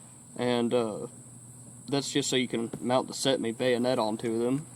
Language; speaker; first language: English; native; English